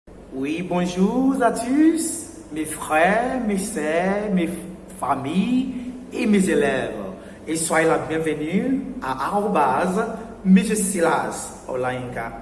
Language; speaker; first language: French; non-native, fluent; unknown